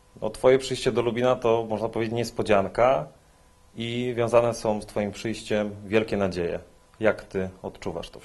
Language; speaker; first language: Polish; native; Polish